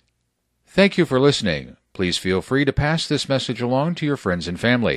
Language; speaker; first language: English; native; English